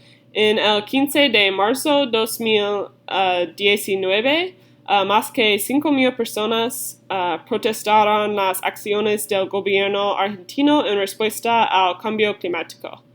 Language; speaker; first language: Spanish; non-native, learner; English